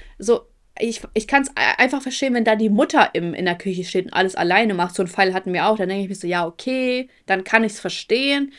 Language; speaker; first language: German; early bilingual, other home language; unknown